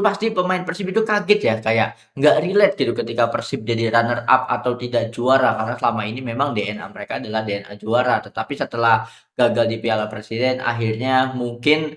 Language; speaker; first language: Indonesian; native; Indonesian